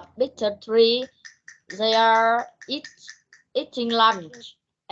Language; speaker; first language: English; non-native, learner; Vietnamese